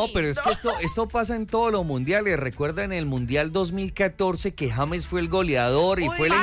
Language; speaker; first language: Spanish; native; Spanish